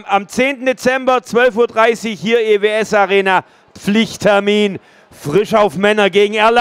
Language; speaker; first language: German; native; German